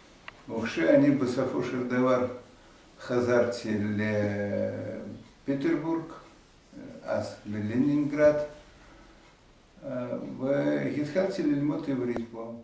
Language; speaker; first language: Hebrew; non-native, fluent; Russian